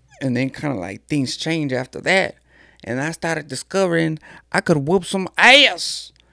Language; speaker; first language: English; early bilingual, other home language; Spanish